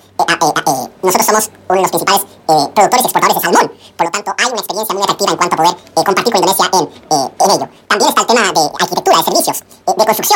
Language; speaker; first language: Spanish; native; Spanish